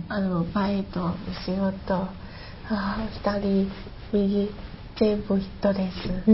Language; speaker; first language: Japanese; non-native, learner; Chinese